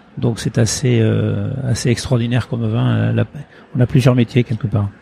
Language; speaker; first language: French; early bilingual, other home language; Portuguese